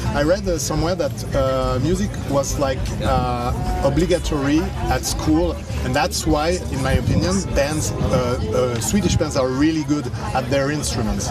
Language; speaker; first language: English; non-native, fluent; French